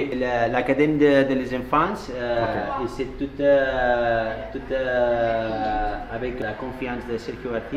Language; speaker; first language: French; non-native, learner; Spanish